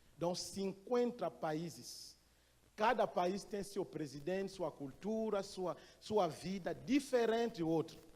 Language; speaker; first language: Portuguese; non-native, fluent; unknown